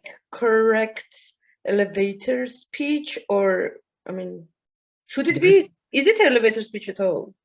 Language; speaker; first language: English; non-native, fluent; Georgian